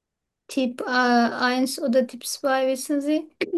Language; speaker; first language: German; non-native, learner; Turkish